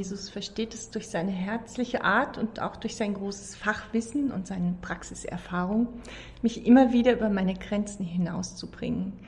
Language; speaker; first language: German; native; German